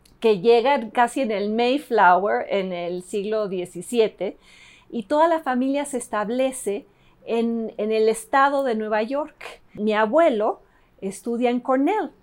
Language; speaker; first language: Spanish; early bilingual, other home language; English